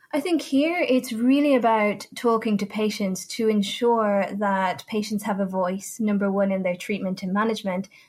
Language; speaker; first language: English; non-native, fluent; Italian